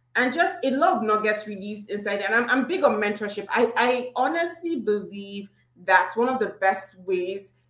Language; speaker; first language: English; non-native, local second language; Igbo